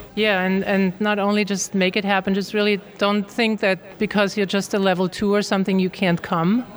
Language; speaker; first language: English; non-native, fluent; German